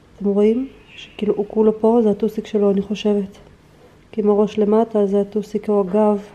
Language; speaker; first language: Hebrew; early bilingual, other home language; Russian